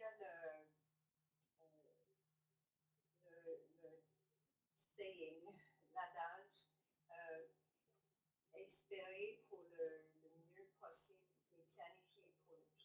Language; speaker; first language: French; non-native, local second language; English